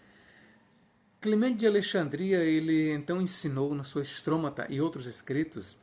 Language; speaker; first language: Portuguese; native; Portuguese